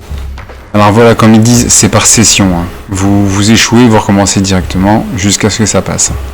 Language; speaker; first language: French; native; French